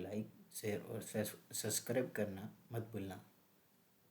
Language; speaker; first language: Hindi; native; Hindi